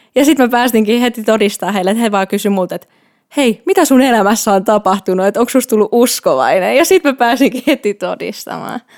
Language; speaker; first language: Finnish; native; Finnish